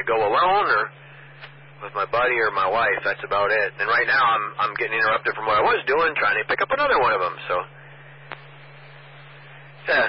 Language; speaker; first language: English; native; English